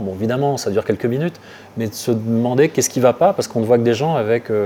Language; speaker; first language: French; native; French